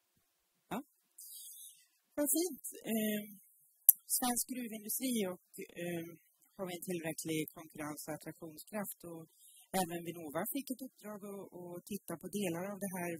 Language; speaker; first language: Swedish; native; Swedish